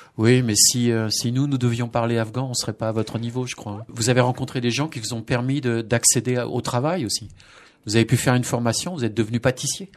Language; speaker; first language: French; native; French